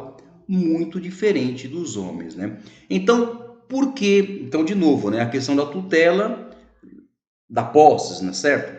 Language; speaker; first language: Portuguese; native; Portuguese